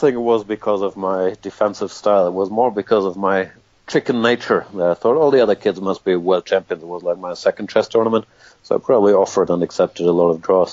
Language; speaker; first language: English; non-native, fluent; German